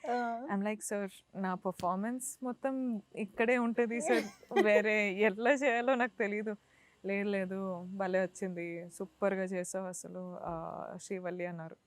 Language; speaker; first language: Telugu; non-native, local second language; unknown